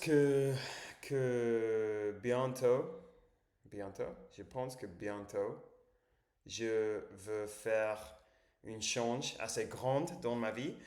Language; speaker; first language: French; non-native, learner; English